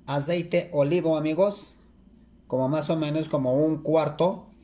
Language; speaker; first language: Spanish; non-native, learner; Turkish